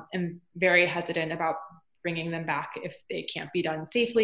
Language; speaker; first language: English; native; English